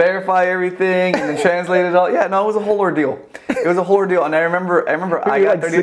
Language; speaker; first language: English; native; English